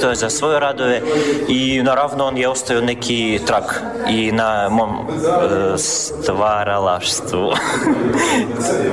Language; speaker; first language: Serbian; non-native, fluent; Russian